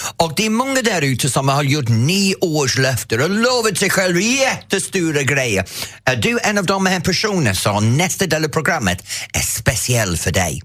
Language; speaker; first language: Swedish; non-native, fluent; English